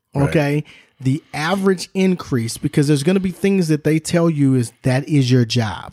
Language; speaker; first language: English; native; English